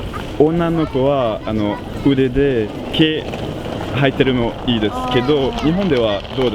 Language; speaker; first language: Japanese; non-native, learner; French